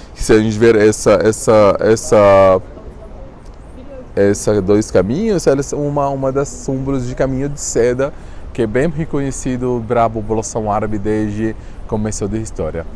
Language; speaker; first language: Portuguese; non-native, fluent; Arabic